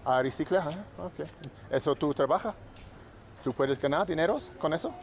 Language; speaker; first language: Spanish; non-native, learner; English